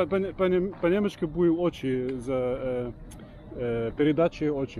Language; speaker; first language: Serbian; non-native, learner; Russian